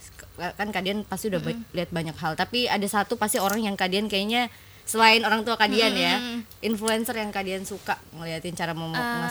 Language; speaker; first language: Indonesian; native; Indonesian